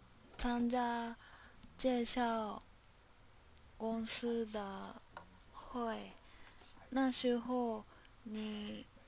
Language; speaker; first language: Chinese; non-native, learner; Japanese